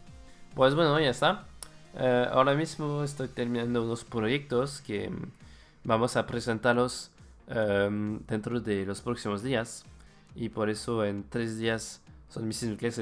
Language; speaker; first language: Spanish; non-native, fluent; French